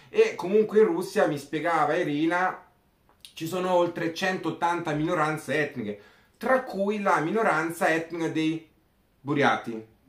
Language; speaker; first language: Italian; native; Italian